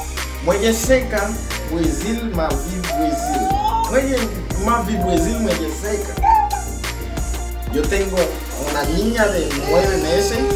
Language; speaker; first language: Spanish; non-native, learner; Haitian Creole